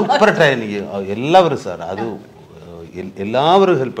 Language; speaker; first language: Tamil; non-native, learner; Malayalam